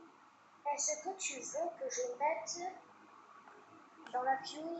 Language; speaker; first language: French; native; French